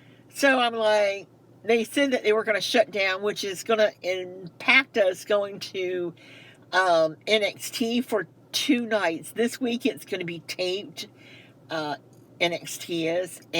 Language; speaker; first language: English; native; English